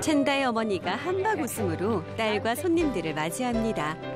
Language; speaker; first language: Korean; native; Korean